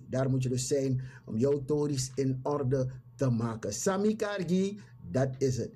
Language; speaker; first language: Dutch; native; Dutch